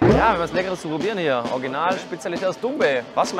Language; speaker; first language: German; native; German